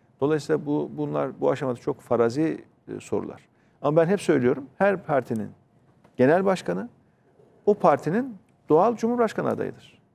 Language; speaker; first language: Turkish; native; Turkish